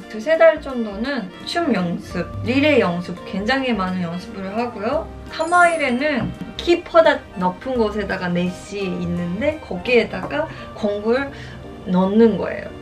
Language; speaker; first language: Korean; non-native, fluent; Japanese